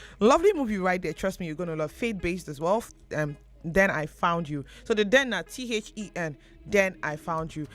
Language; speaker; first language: Nigerian Pidgin; native; Nigerian Pidgin